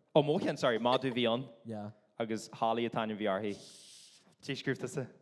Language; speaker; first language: Irish; non-native, local second language; English